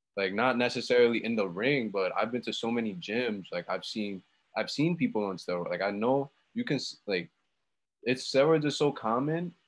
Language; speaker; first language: English; native; English